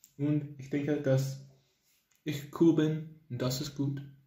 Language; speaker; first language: German; non-native, learner; English